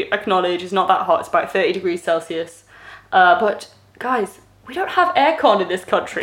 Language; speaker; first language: English; native; English